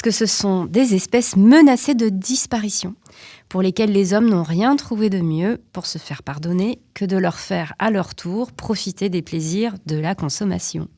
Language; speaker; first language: French; native; French